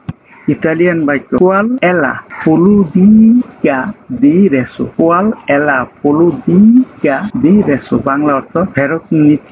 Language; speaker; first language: Italian; non-native, fluent; Bangla